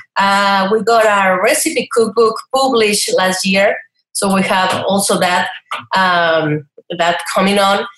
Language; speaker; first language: English; non-native, fluent; Spanish